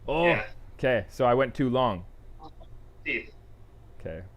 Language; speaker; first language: English; native; English